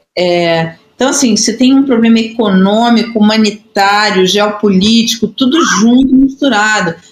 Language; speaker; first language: Portuguese; native; Portuguese